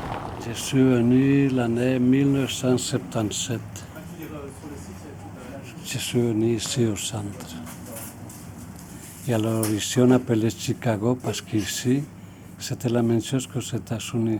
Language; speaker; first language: French; non-native, fluent; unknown